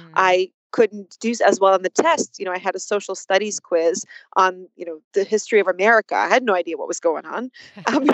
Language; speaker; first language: English; early bilingual, other home language; Russian